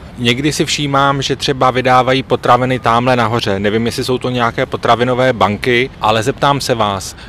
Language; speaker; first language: Czech; native; Czech